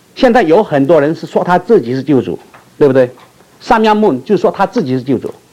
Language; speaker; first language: Chinese; non-native, local second language; Min Nan Chinese